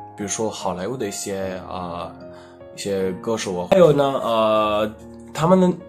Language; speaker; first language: Chinese; non-native, fluent; Hindi